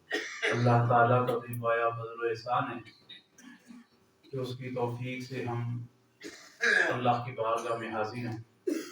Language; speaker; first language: Urdu; native; Urdu